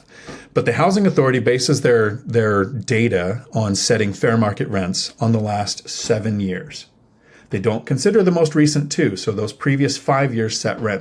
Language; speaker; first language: English; native; English